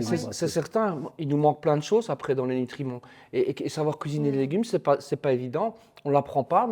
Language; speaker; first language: French; native; French